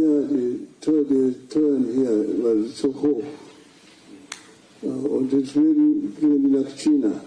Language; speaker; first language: German; non-native, fluent; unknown